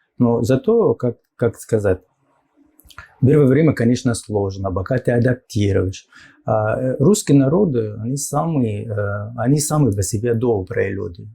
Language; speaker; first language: Russian; non-native, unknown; Arabic